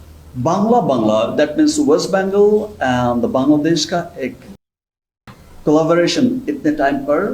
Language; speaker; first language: Hindi; non-native, fluent; Bangla